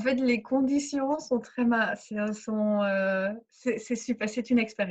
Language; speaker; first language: French; early bilingual, other home language; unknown